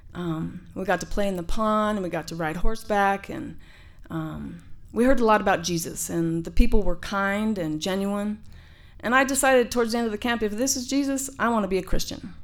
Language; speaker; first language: English; native; English